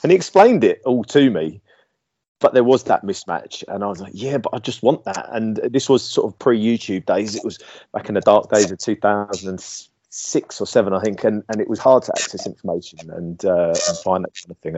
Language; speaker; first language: English; native; English